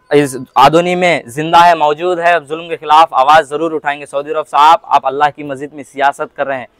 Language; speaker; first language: Hindi; non-native, local second language; Urdu